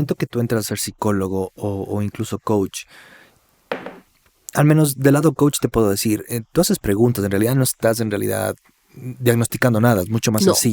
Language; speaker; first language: Spanish; native; Spanish